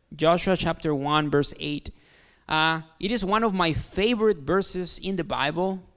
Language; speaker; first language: English; non-native, fluent; Spanish